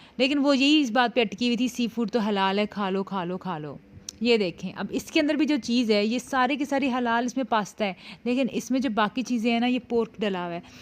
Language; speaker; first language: Urdu; native; Urdu